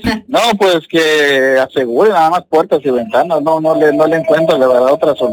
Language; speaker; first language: Spanish; native; Spanish